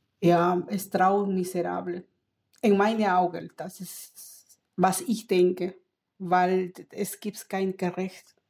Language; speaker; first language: German; non-native, learner; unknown